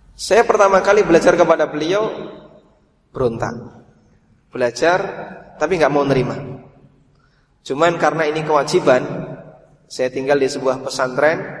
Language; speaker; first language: Indonesian; non-native, local second language; Javanese